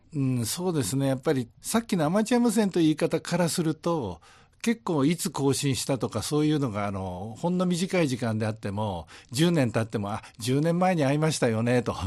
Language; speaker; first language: Japanese; native; Japanese